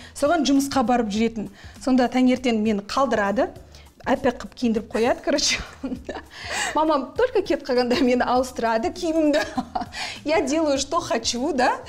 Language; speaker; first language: Kazakh; non-native, local second language; Russian